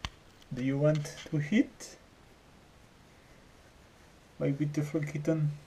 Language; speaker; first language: English; non-native, learner; Portuguese